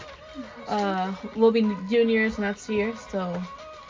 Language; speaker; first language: English; non-native, fluent; Spanish